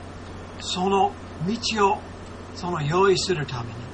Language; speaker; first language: Japanese; non-native, fluent; English